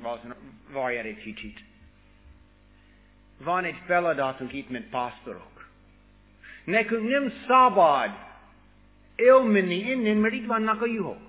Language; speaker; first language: Hungarian; non-native, fluent; English